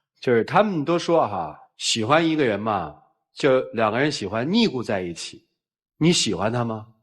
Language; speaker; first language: Chinese; native; Chinese